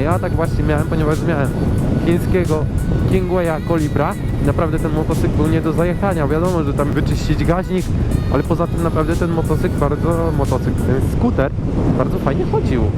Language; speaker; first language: Polish; native; Polish